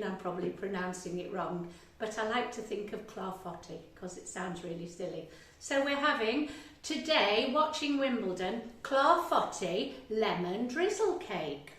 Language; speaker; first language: English; native; English